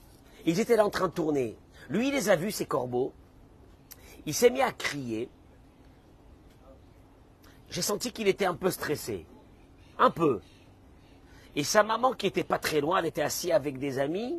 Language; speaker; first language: French; native; French